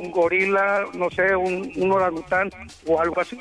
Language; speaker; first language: Spanish; native; Spanish